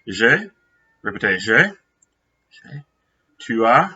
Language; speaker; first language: French; non-native, fluent; English